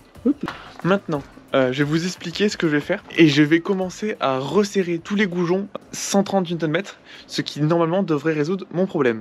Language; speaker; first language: French; native; French